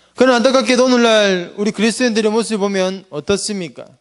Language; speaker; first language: Korean; native; Korean